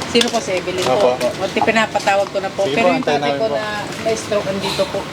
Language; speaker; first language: Filipino; native; Filipino